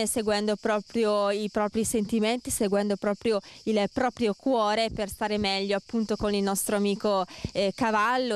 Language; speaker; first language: Italian; native; Italian